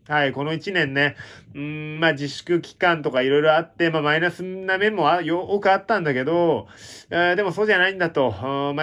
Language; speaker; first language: Japanese; native; Japanese